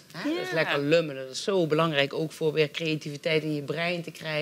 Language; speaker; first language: Dutch; native; Dutch